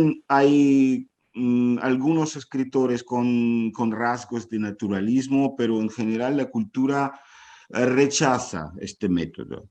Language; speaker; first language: Spanish; non-native, fluent; Ukrainian